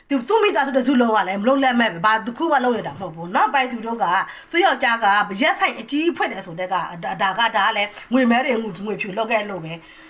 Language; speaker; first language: Burmese; native; Burmese